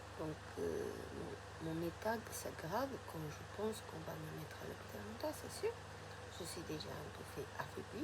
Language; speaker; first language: French; non-native, fluent; Japanese